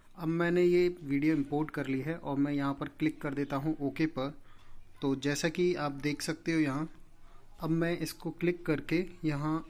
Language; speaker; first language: Hindi; native; Hindi